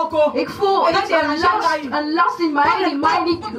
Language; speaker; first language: Dutch; non-native, fluent; Lingala